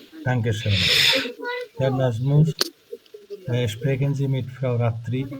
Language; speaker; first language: German; non-native, fluent; Bangla